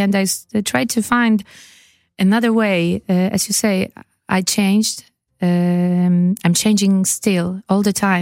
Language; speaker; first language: English; non-native, learner; Polish